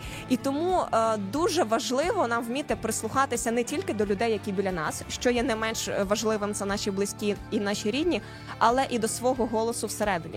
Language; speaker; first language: Ukrainian; native; Ukrainian